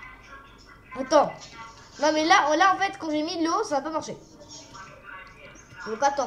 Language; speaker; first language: French; native; French